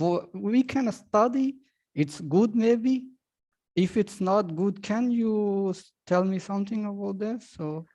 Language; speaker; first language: English; non-native, local second language; Urdu